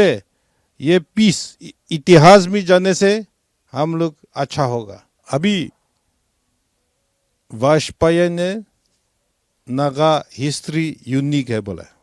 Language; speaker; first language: Hindi; non-native, local second language; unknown